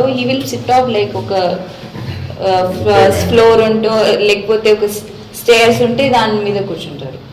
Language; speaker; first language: Telugu; non-native, local second language; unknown